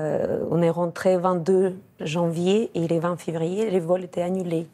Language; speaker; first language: French; non-native, fluent; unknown